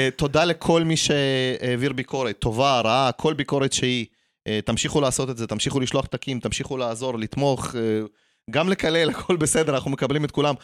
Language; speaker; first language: Hebrew; early bilingual, other home language; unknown